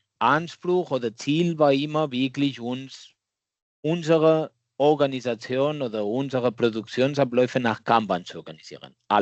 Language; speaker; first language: German; non-native, fluent; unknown